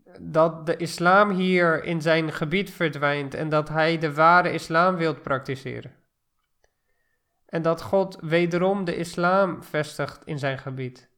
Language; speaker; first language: Dutch; non-native, fluent; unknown